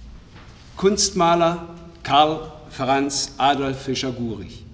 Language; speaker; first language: German; native; German